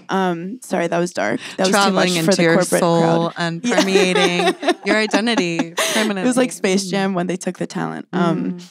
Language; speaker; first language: English; native; English